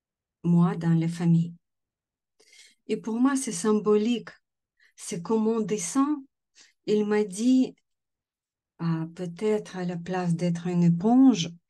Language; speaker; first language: French; non-native, fluent; Russian